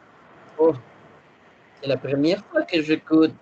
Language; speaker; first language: French; non-native, learner; Spanish